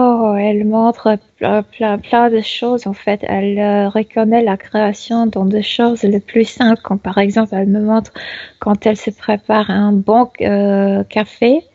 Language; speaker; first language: French; non-native, fluent; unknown